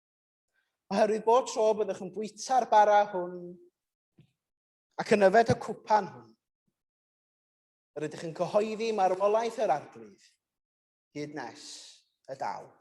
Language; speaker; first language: Welsh; native; Welsh